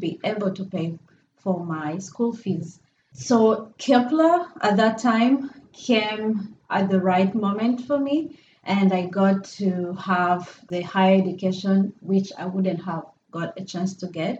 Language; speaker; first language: English; non-native, local second language; Kinyarwanda